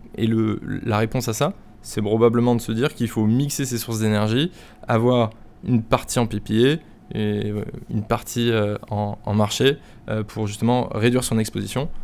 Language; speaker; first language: French; native; French